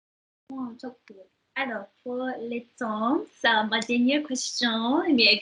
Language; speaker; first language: French; non-native, learner; English